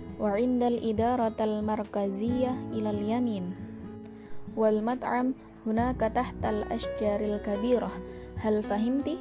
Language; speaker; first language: Arabic; non-native, learner; Indonesian